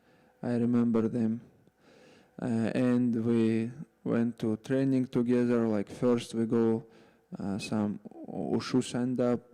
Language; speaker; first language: English; non-native, learner; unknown